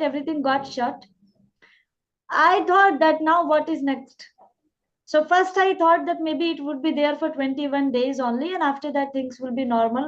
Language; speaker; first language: English; non-native, local second language; Hindi